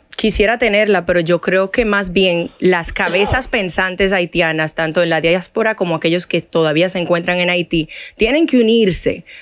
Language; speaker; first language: Spanish; non-native, fluent; Haitian Creole